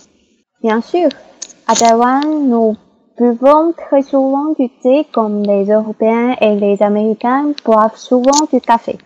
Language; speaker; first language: French; non-native, learner; Chinese